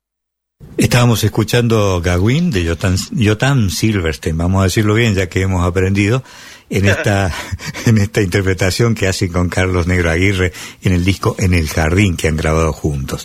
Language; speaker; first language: Spanish; native; Spanish